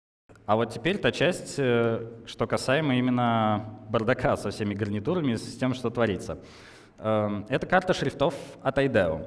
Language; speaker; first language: Russian; native; Russian